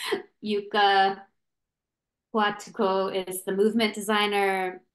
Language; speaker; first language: English; native; English